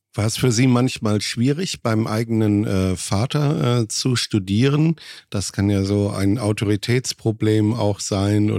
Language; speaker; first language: German; native; German